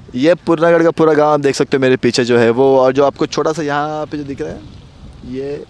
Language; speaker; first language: Hindi; non-native, local second language; Konkani